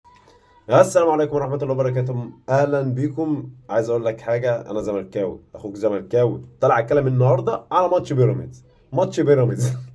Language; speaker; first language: Arabic; native; Arabic